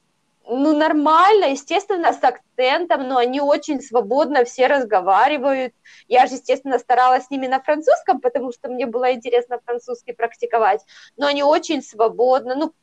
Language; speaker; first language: Russian; native; Russian